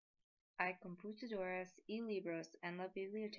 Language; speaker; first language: Spanish; non-native, learner; English